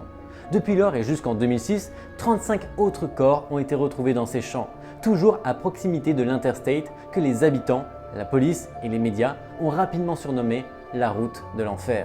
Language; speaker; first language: French; native; French